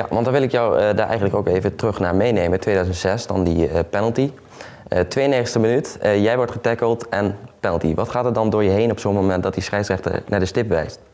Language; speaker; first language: Dutch; native; Dutch